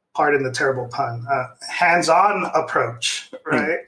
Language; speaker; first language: English; non-native, local second language; Filipino